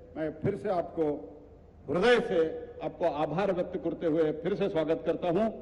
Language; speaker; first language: Hindi; non-native, local second language; Kannada